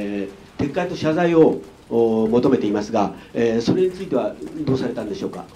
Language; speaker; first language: Japanese; native; Japanese